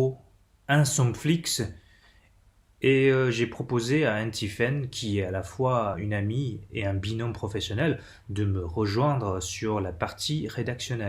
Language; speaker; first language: French; non-native, fluent; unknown